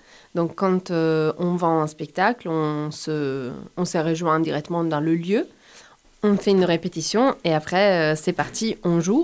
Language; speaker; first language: French; non-native, fluent; Italian